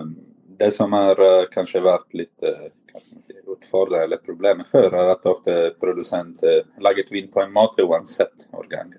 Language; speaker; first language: Norwegian; non-native, fluent; Italian